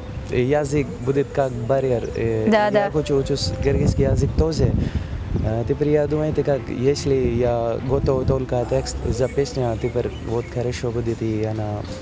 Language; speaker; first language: Russian; non-native, learner; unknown